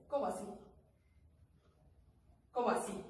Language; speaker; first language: Spanish; non-native, learner; Korean